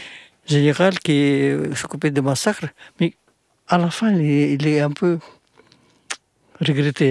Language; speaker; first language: French; non-native, fluent; Indonesian